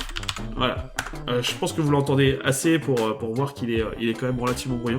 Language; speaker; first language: French; native; French